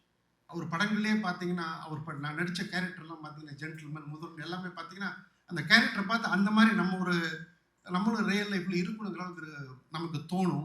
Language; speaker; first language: Tamil; native; Tamil